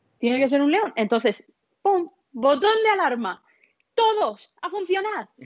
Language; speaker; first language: Spanish; early bilingual, other home language; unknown